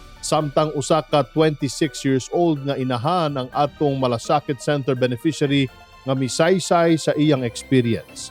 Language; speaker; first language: Cebuano; native; Cebuano